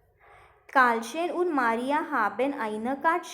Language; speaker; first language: German; non-native, fluent; Marathi